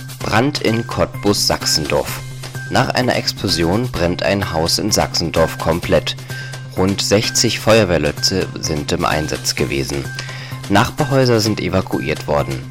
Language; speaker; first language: German; native; German